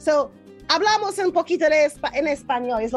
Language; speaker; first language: Spanish; non-native, fluent; French